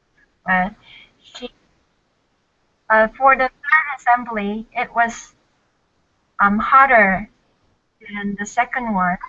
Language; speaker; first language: English; non-native, learner; Korean